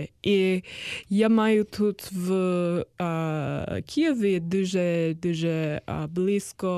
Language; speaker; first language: Ukrainian; non-native, learner; English